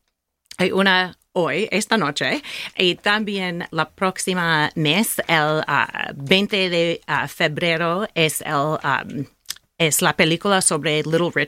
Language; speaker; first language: Spanish; non-native, learner; English